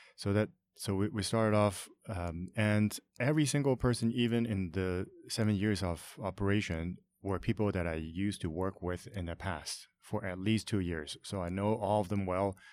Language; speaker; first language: English; non-native, local second language; Cantonese